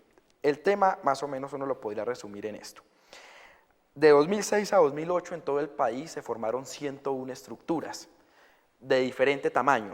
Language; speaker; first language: Spanish; native; Spanish